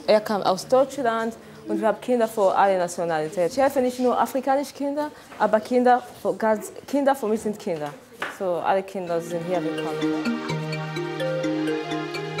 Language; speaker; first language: German; non-native, learner; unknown